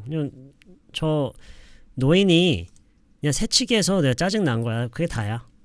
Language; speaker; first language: Korean; native; Korean